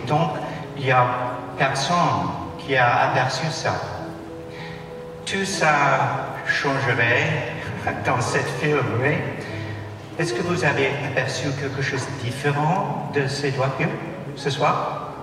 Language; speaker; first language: French; non-native, learner; English